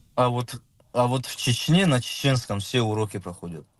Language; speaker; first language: Russian; non-native, local second language; Avaric